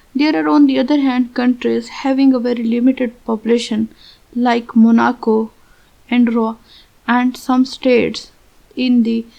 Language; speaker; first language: English; non-native, local second language; Urdu